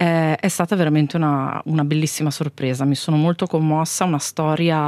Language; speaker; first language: Italian; native; Italian